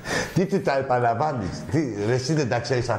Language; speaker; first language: Greek; native; Greek